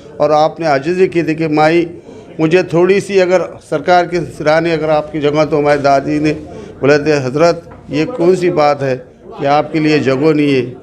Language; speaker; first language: Hindi; non-native, local second language; Urdu